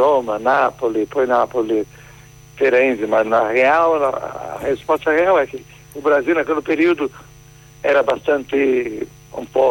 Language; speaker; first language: Italian; non-native, fluent; Portuguese